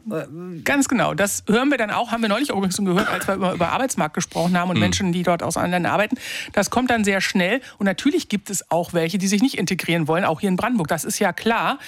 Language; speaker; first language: German; native; German